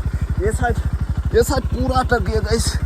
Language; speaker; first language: Hindi; non-native, local second language; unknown